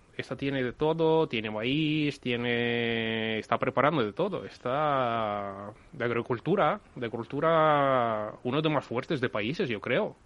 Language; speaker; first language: Spanish; non-native, learner; Ukrainian